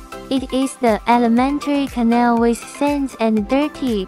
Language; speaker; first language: English; non-native, learner; Chinese